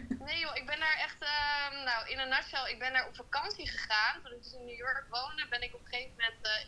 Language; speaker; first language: Dutch; native; Dutch